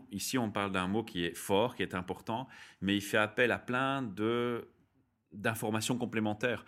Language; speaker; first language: French; native; French